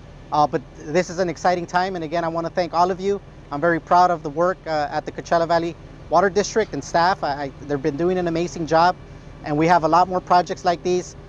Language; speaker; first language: English; early bilingual, other home language; Spanish